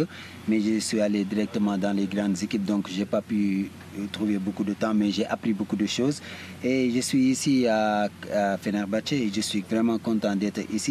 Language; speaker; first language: French; early bilingual, heritage; Italian